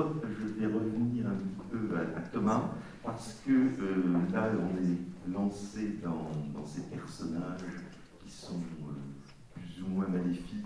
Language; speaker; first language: French; native; French